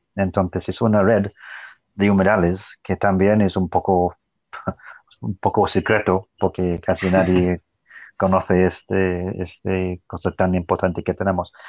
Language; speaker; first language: Spanish; non-native, fluent; English